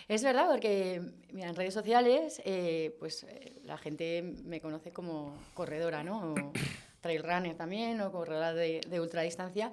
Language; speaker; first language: Spanish; native; Spanish